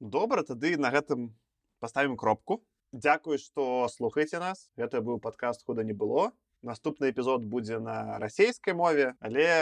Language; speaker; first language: Belarusian; non-native, local second language; Russian